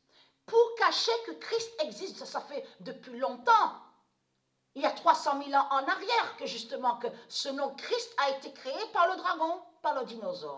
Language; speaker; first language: French; native; French